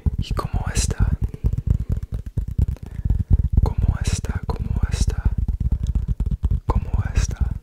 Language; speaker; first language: Spanish; non-native, learner; English